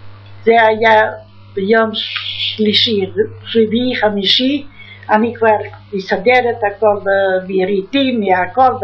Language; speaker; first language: Hebrew; non-native, fluent; Yiddish